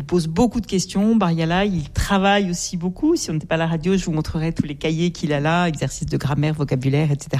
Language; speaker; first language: French; native; French